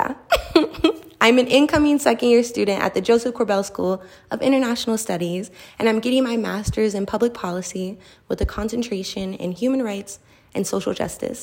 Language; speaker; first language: English; native; English